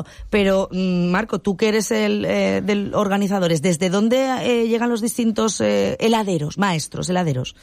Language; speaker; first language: Spanish; native; Spanish